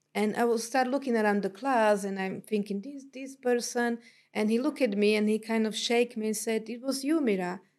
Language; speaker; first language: English; non-native, fluent; Slovak